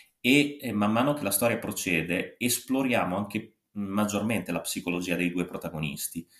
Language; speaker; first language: Italian; native; Italian